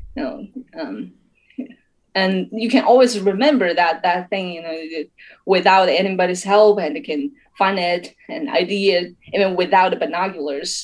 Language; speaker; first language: English; non-native, fluent; Chinese